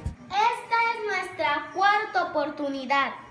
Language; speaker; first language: Spanish; native; Spanish